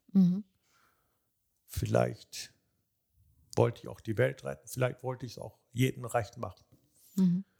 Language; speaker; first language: German; early bilingual, other home language; Turkish